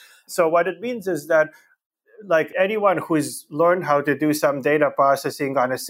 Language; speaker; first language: English; native; English